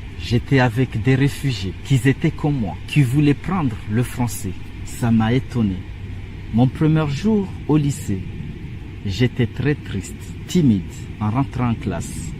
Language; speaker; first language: French; non-native, learner; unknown